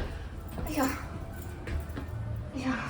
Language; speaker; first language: Japanese; non-native, fluent; Korean